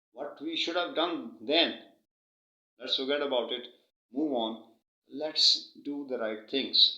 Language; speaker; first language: English; non-native, local second language; Urdu